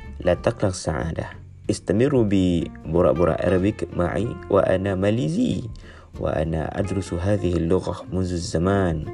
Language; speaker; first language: Arabic; non-native, learner; Malay